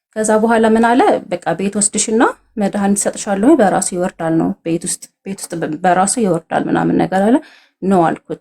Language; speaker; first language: Amharic; native; Amharic